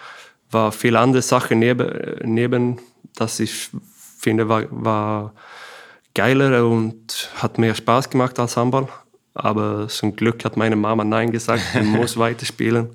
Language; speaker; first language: German; non-native, fluent; Swedish